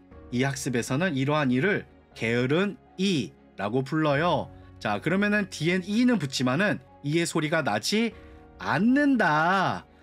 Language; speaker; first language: Korean; native; Korean